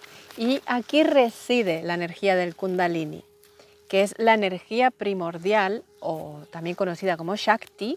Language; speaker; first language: Spanish; native; Spanish